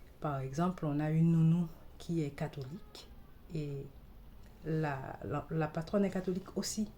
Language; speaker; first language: French; non-native, local second language; Haitian Creole